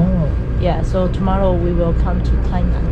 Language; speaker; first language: English; non-native, learner; Chinese